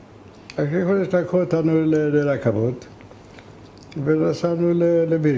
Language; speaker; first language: Hebrew; non-native, fluent; Hungarian